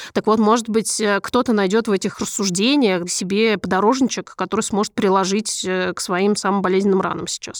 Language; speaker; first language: Russian; native; Russian